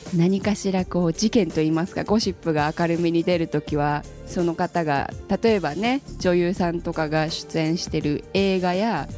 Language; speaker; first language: Japanese; native; Japanese